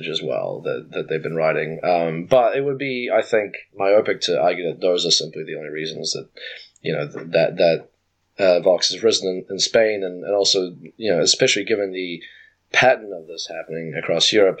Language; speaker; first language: English; native; English